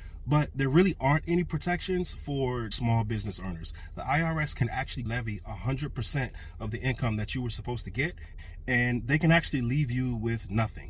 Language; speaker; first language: English; native; English